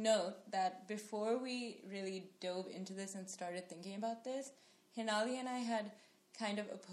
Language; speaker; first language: English; non-native, local second language; Sinhala